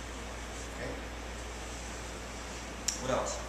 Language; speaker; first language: English; native; English